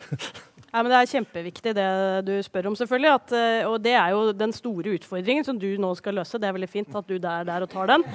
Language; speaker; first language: Norwegian; native; Norwegian